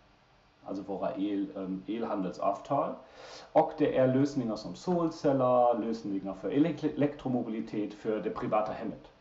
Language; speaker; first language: Swedish; non-native, fluent; German